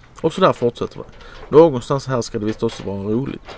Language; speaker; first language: Swedish; native; Swedish